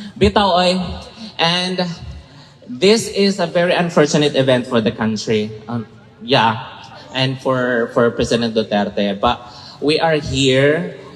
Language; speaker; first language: English; non-native, local second language; Cebuano